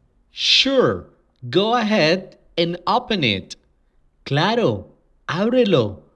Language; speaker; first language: English; non-native, fluent; Spanish